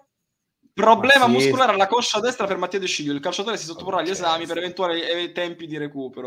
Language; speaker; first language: Italian; native; Italian